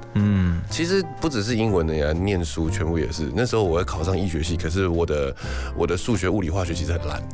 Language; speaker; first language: Chinese; native; Chinese